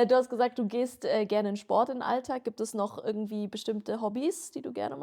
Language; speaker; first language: German; native; German